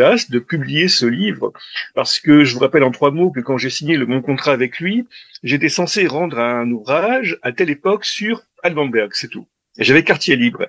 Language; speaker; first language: French; native; French